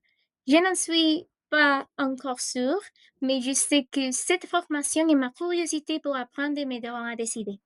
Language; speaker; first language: French; non-native, fluent; Spanish